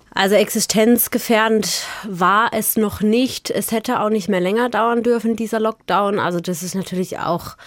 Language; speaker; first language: German; native; German